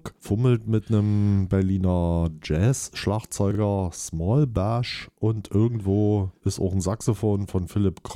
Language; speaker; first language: German; native; German